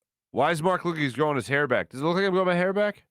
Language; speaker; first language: English; native; English